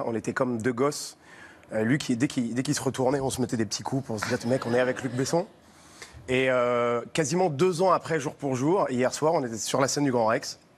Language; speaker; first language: French; native; French